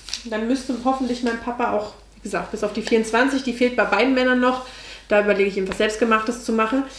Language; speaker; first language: German; native; German